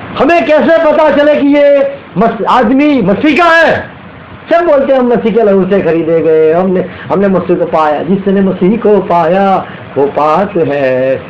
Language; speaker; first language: Hindi; non-native, local second language; Gujarati